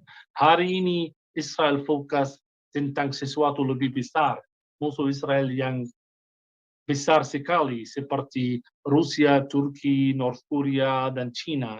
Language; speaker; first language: Indonesian; non-native, fluent; Hebrew